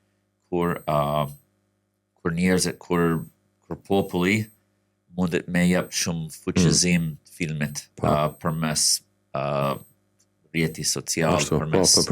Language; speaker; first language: Albanian; non-native, fluent; English